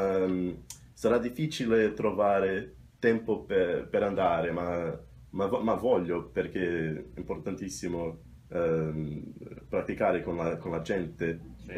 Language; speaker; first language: Italian; non-native, fluent; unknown